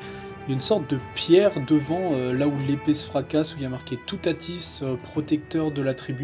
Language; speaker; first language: French; native; French